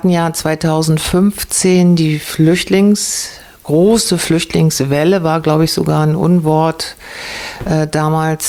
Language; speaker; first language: German; native; German